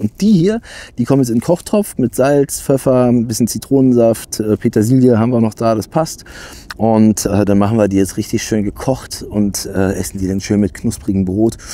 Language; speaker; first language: German; native; German